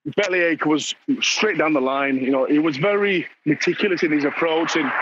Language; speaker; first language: English; native; English